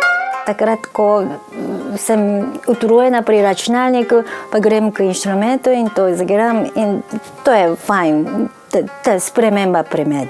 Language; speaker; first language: Slovenian; non-native, fluent; Japanese